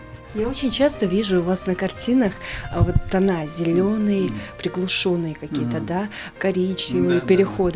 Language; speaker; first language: Russian; native; Russian